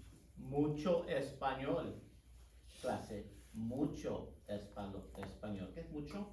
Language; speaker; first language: Spanish; non-native, fluent; English